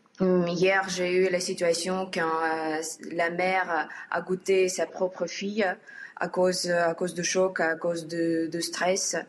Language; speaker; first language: French; non-native, learner; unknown